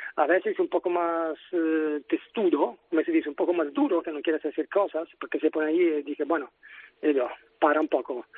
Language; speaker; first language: Spanish; non-native, fluent; Italian